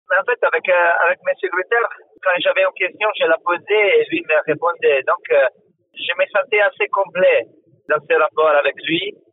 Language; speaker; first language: French; non-native, fluent; Italian